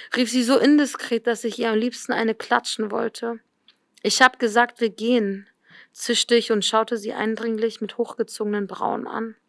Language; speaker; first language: German; native; German